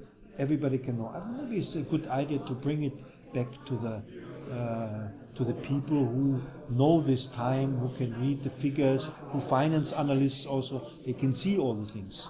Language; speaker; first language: English; non-native, fluent; German